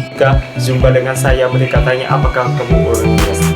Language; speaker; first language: Indonesian; non-native, fluent; Vietnamese